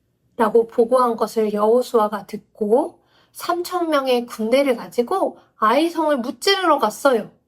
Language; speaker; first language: Korean; native; Korean